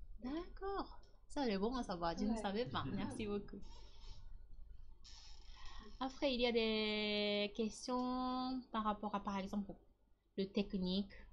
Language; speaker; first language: French; non-native, learner; Japanese